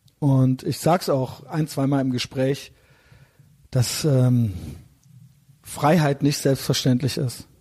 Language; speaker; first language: German; native; German